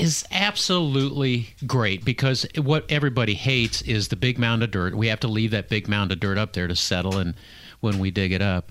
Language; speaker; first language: English; native; English